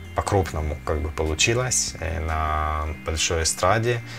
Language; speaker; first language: Russian; early bilingual, heritage; Russian